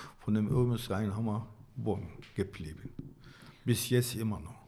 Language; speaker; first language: German; non-native, learner; Turkish